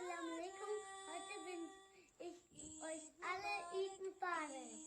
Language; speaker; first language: German; early bilingual, other home language; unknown